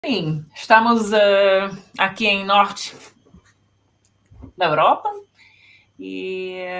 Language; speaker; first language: Portuguese; non-native, fluent; Finnish